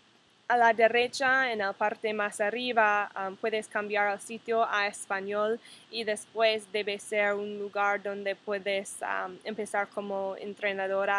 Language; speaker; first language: Spanish; non-native, fluent; English